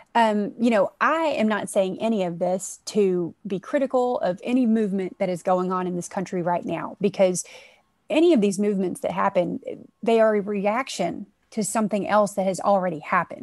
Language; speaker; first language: English; native; English